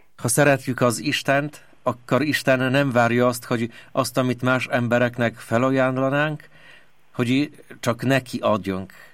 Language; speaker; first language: Hungarian; non-native, fluent; Polish